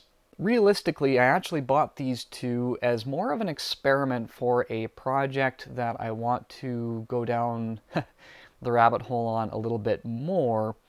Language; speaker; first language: English; native; English